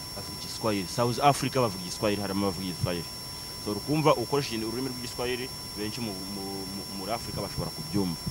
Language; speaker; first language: Kinyarwanda; early bilingual, heritage; Kinyarwanda